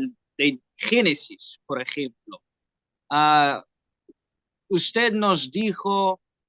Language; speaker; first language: Spanish; non-native, learner; English